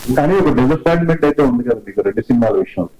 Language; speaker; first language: Telugu; native; Telugu